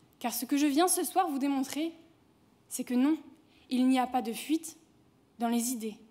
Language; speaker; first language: French; native; French